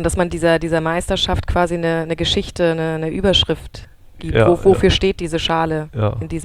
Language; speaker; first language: German; native; German